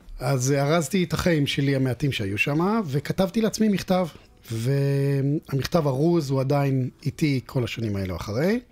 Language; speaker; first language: Hebrew; native; Hebrew